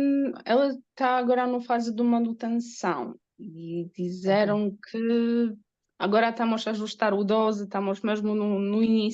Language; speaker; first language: Portuguese; non-native, learner; Polish